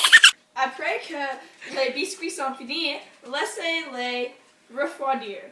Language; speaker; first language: French; non-native, learner; English